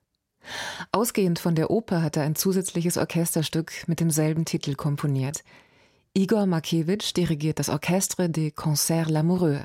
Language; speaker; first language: German; native; German